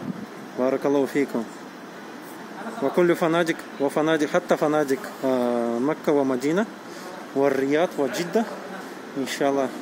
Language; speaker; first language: Arabic; non-native, learner; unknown